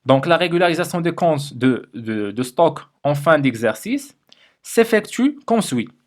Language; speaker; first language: French; non-native, local second language; Arabic